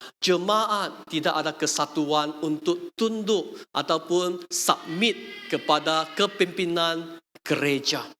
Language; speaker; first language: Malay; non-native, local second language; Chinese